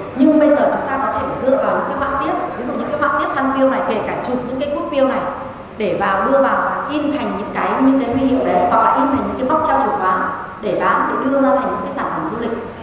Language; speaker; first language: Vietnamese; non-native, local second language; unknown